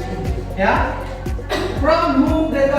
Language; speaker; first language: English; non-native, learner; Indonesian